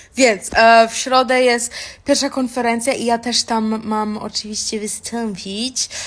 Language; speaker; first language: Polish; early bilingual, heritage; Polish